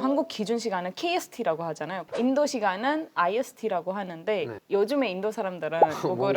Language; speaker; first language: Korean; non-native, fluent; Marathi